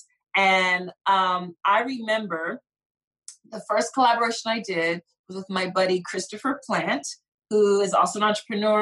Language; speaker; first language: English; native; English